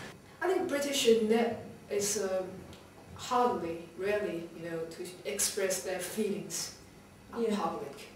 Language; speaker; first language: English; non-native, learner; Chinese